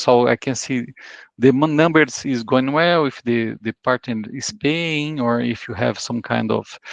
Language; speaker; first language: English; non-native, learner; Portuguese